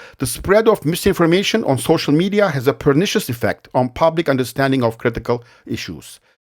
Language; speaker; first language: English; non-native, fluent; Turkish